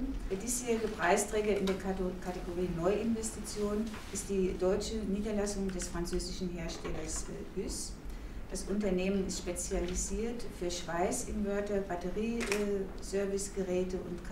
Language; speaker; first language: German; native; German